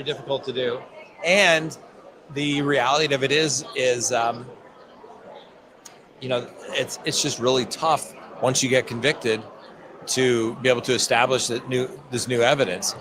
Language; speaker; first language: English; native; English